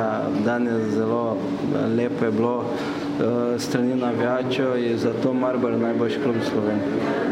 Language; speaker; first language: Slovenian; non-native, fluent; Portuguese